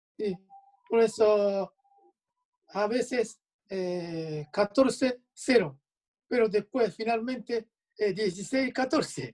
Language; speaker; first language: Spanish; non-native, learner; Japanese